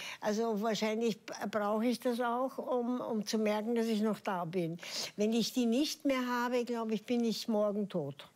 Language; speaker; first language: German; native; German